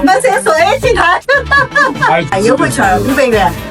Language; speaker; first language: Chinese; native; Chinese